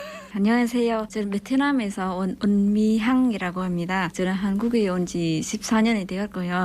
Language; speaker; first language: Korean; non-native, learner; Vietnamese